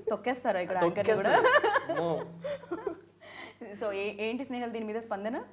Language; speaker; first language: Telugu; native; Telugu